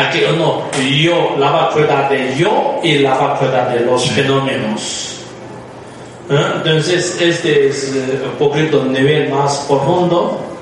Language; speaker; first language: Spanish; non-native, learner; Tibetan